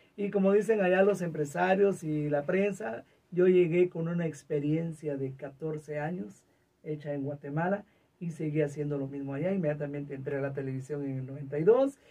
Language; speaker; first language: Spanish; native; Spanish